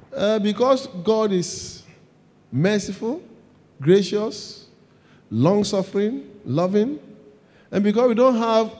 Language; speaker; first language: English; non-native, local second language; Akan